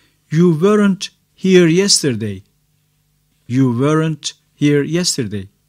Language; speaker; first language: English; non-native, fluent; Turkish